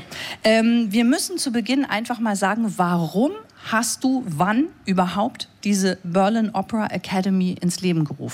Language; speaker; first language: German; native; German